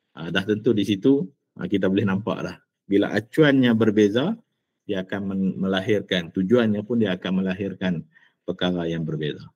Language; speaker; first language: Malay; native; Malay